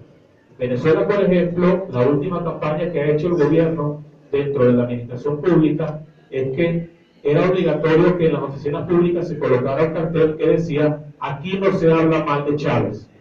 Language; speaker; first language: Spanish; native; Spanish